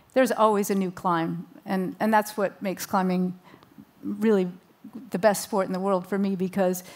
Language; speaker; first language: English; native; English